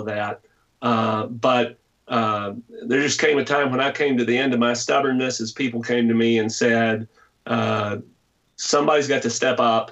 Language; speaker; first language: English; native; English